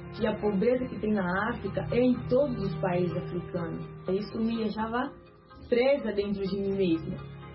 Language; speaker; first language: Portuguese; native; Portuguese